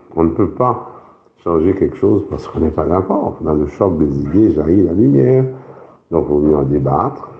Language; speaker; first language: French; non-native, local second language; Haitian Creole